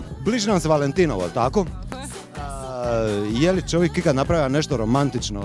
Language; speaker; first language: Croatian; native; Croatian